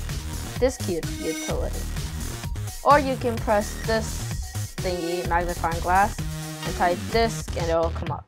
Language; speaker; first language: English; native; English